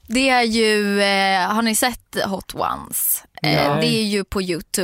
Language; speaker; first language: Swedish; native; Swedish